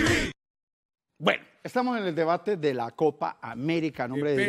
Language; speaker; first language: Spanish; native; Spanish